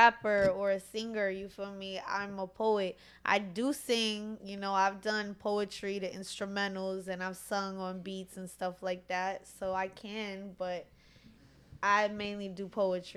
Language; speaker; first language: English; early bilingual, other home language; Spanish